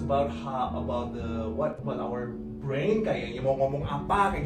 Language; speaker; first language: Indonesian; native; Indonesian